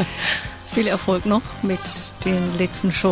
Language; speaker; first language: German; native; German